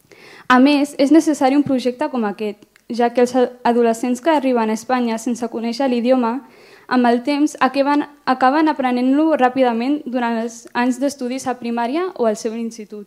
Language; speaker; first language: Catalan; early bilingual, other home language; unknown